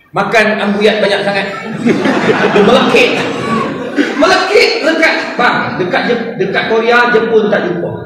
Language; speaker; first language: Malay; non-native, fluent; Arabic